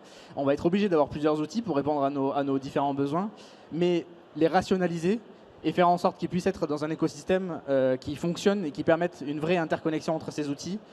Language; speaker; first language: French; native; French